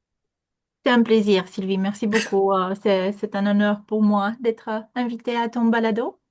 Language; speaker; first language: French; non-native, fluent; Romanian